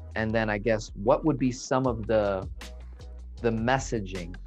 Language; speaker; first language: English; native; English